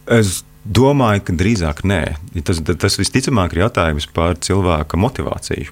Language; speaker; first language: Latvian; native; Latvian